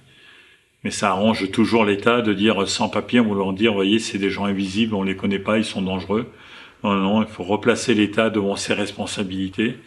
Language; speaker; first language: French; native; French